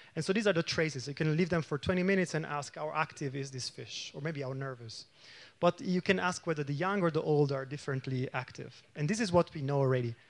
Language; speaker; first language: English; non-native, fluent; Italian